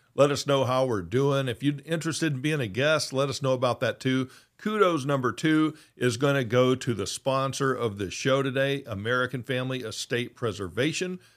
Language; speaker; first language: English; native; English